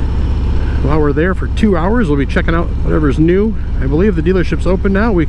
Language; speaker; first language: English; native; English